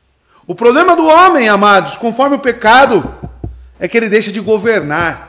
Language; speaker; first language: Portuguese; native; Portuguese